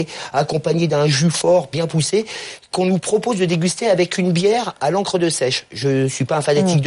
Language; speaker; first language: French; native; French